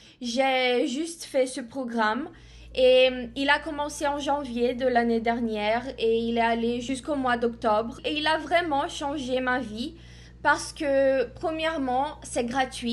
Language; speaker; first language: French; non-native, fluent; Portuguese